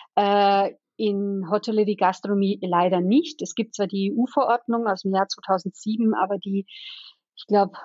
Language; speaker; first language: German; native; German